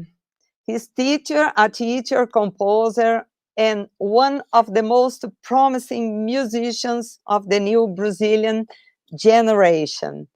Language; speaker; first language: English; non-native, learner; Portuguese